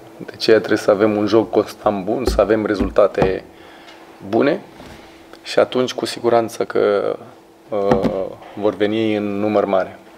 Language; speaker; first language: Romanian; native; Romanian